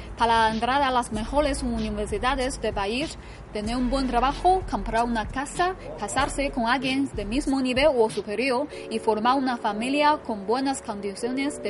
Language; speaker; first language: Spanish; non-native, fluent; Chinese